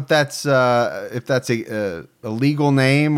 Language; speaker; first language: English; native; English